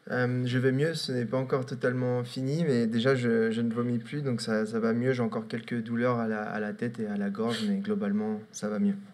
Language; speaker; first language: French; native; French